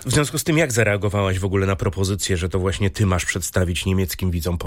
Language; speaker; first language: Polish; native; Polish